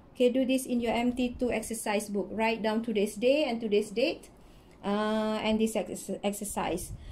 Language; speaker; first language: English; non-native, local second language; Malay